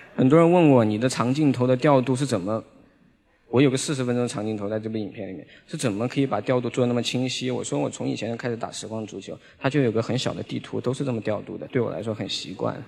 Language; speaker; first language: Chinese; native; Chinese